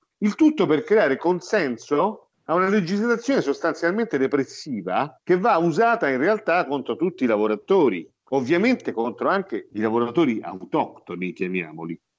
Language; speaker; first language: Italian; native; Italian